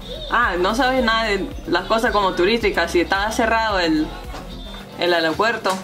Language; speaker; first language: Spanish; non-native, fluent; English